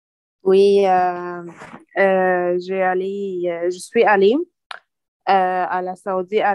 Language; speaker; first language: French; non-native, learner; Arabic